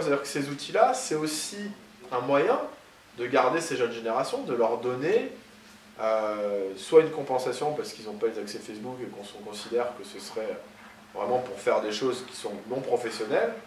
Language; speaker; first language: French; native; French